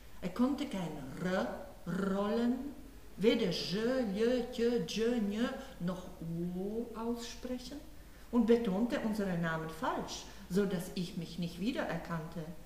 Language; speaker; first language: German; non-native, fluent; Slovak